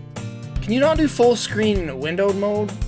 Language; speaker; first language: English; native; English